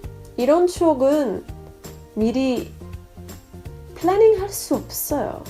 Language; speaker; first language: Korean; non-native, fluent; French